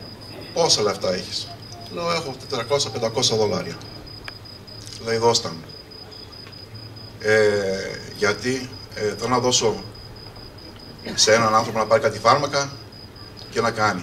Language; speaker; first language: Greek; early bilingual, heritage; English